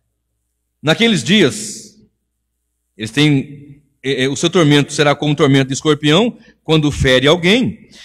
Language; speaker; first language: Portuguese; native; Portuguese